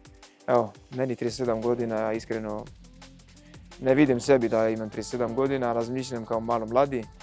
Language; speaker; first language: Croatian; non-native, fluent; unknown